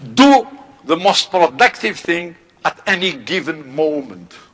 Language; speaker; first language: English; non-native, fluent; Kabyle